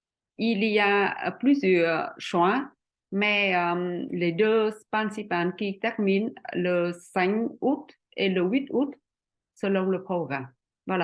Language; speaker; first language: French; non-native, fluent; Vietnamese